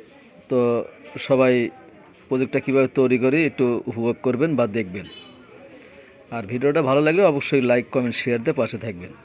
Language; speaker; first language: Bangla; native; Bangla